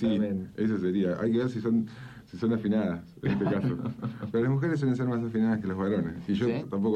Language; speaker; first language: Spanish; native; Spanish